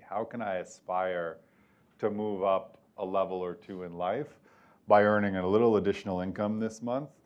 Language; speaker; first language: English; native; English